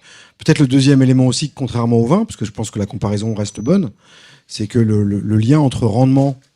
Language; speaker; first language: French; native; French